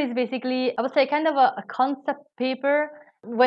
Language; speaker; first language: English; non-native, fluent; Italian